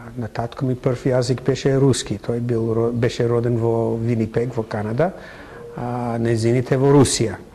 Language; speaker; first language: Macedonian; non-native, fluent; English